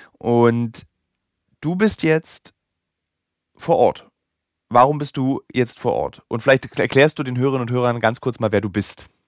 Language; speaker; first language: German; native; German